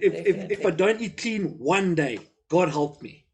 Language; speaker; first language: English; native; English